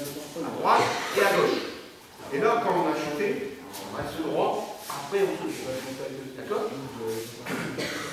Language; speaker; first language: French; native; French